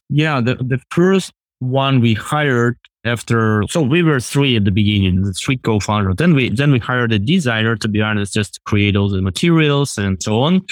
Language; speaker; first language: English; non-native, fluent; Russian